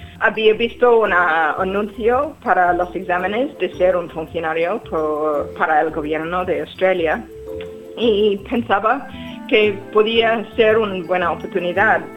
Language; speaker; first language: Spanish; non-native, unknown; English